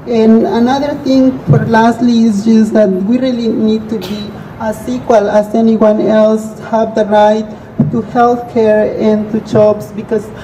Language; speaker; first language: English; non-native, fluent; Spanish